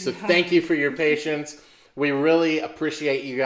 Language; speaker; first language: English; native; English